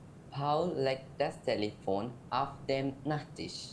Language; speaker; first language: German; non-native, learner; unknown